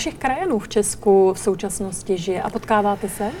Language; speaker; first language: Czech; native; Czech